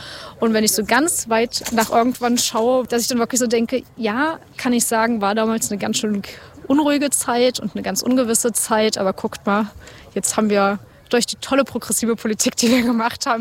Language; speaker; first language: German; native; German